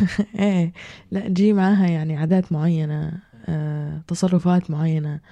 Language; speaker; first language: Arabic; non-native, local second language; Berber languages